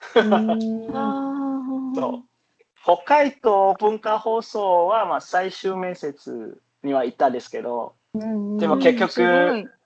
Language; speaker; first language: Japanese; non-native, fluent; Chinese